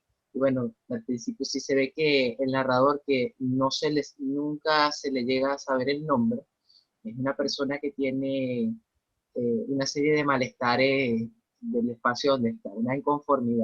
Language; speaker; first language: Spanish; native; Spanish